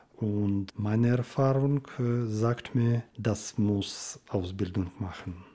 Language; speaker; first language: German; non-native, learner; Ukrainian